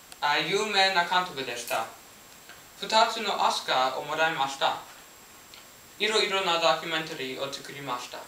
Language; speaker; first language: Japanese; non-native, learner; English